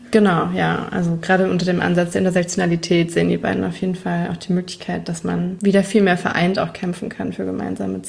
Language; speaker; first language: German; native; German